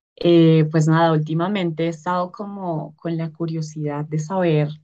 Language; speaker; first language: Spanish; native; Spanish